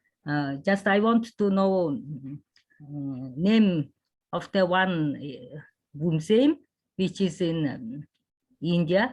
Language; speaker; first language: English; non-native, learner; Mongolian